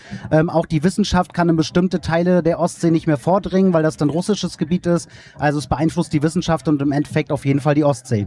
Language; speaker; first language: German; native; German